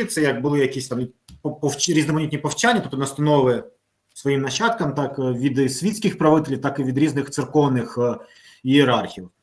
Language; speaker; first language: Ukrainian; native; Ukrainian